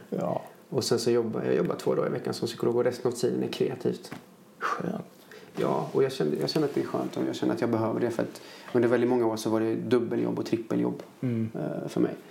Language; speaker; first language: Swedish; native; Swedish